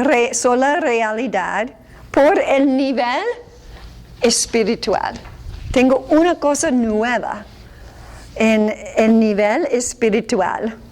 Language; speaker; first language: Spanish; non-native, fluent; English